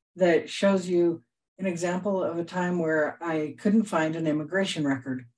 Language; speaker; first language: English; native; English